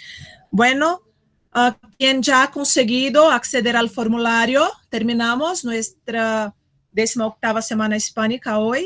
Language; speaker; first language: Spanish; non-native, fluent; Portuguese